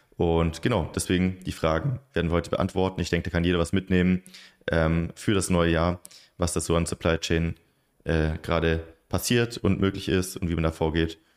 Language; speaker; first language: German; native; German